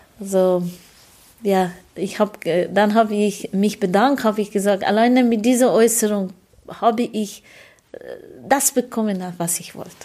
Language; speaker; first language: German; non-native, fluent; Persian